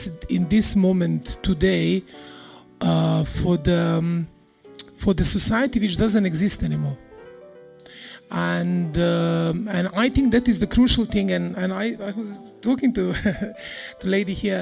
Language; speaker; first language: English; non-native, fluent; Serbian